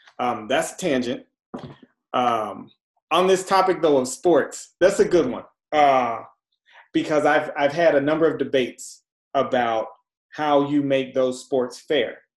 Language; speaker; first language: English; native; English